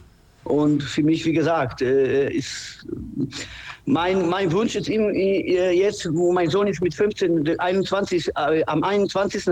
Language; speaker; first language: German; non-native, fluent; Polish